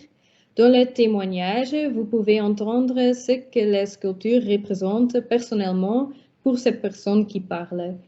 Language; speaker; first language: French; non-native, local second language; Dutch